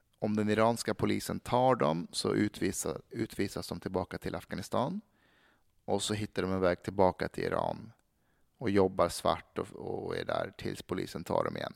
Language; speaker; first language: Swedish; early bilingual, other home language; Persian